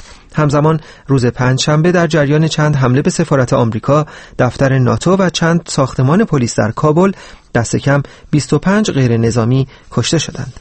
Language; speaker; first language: Persian; native; Persian